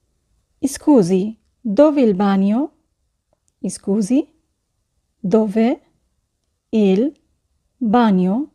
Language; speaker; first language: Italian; non-native, fluent; Bangla